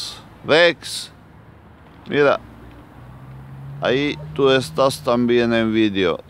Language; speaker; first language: Spanish; non-native, fluent; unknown